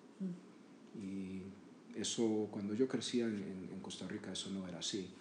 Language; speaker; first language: Spanish; native; Spanish